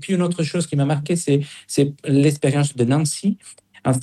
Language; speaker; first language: French; non-native, fluent; Spanish